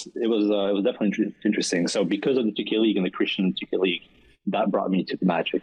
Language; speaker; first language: English; non-native, fluent; French